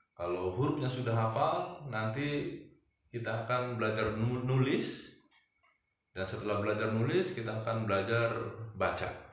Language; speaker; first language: Indonesian; native; Indonesian